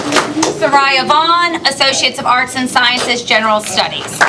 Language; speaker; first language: English; native; English